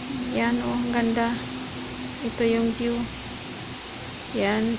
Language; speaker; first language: Filipino; native; Filipino